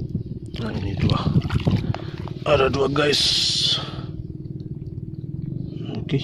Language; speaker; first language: Indonesian; non-native, local second language; Sundanese